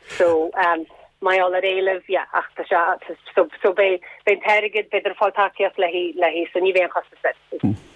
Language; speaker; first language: Irish; native; Irish